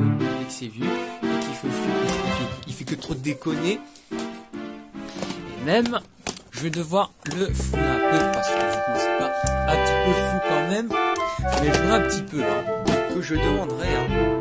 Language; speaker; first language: French; native; French